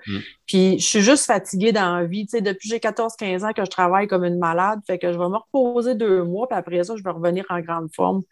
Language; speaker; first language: French; native; French